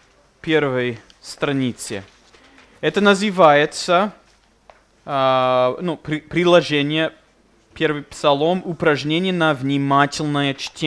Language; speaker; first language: Russian; non-native, fluent; English